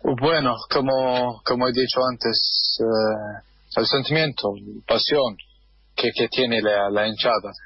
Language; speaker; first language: Spanish; non-native, learner; Arabic